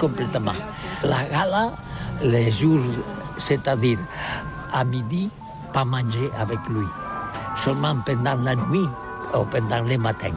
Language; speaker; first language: French; non-native, learner; Catalan